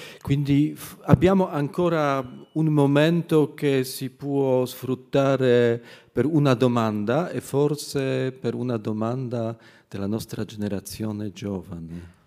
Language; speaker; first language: Italian; non-native, fluent; Polish